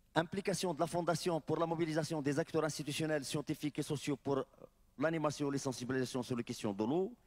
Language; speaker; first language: French; non-native, local second language; Arabic